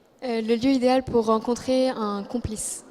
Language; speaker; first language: French; native; French